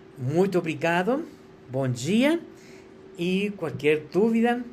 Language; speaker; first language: Portuguese; non-native, learner; Spanish